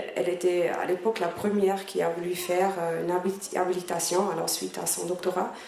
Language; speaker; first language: French; non-native, fluent; German